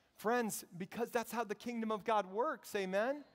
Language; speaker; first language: English; native; English